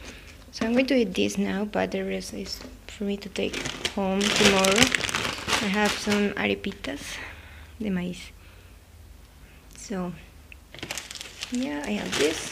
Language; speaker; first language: English; non-native, fluent; Spanish